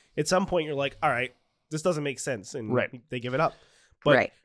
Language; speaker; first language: English; native; English